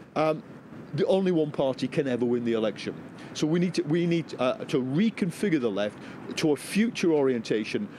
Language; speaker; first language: English; native; English